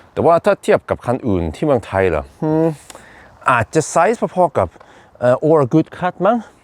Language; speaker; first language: Thai; non-native, fluent; Norwegian